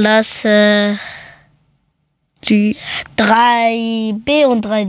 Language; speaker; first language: German; early bilingual, other home language; Persian